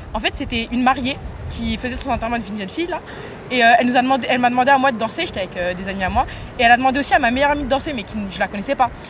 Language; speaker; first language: French; non-native, fluent; Italian